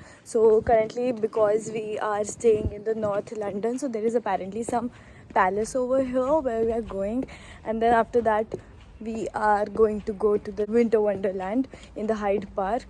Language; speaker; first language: English; non-native, local second language; Hindi